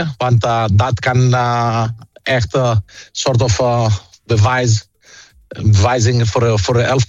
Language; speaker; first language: Dutch; non-native, fluent; Greek